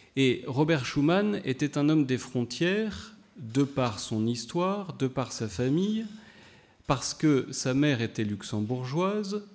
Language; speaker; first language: French; native; French